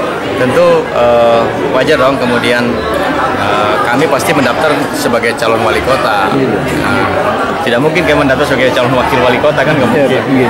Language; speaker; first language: Indonesian; native; Indonesian